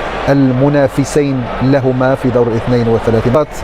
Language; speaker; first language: Arabic; native; Arabic